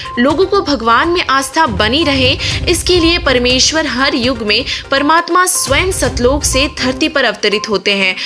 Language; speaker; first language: Hindi; native; Hindi